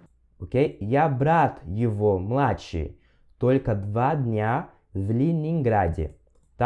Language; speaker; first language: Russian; non-native, fluent; Portuguese